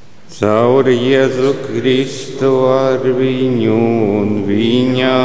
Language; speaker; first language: Latvian; non-native, local second language; Russian